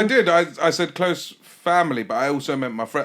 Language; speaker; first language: English; native; English